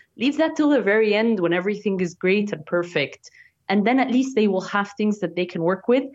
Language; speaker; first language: English; non-native, fluent; Arabic